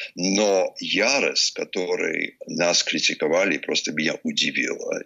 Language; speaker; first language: Russian; early bilingual, heritage; English